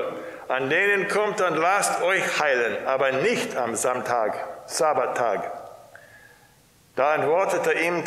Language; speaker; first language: German; non-native, fluent; English